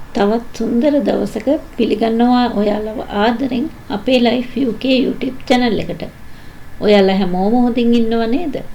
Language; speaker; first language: Sinhala; native; Sinhala